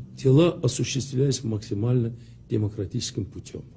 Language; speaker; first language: Russian; non-native, local second language; Azerbaijani